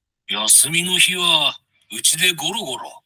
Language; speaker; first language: Japanese; non-native, learner; Bangla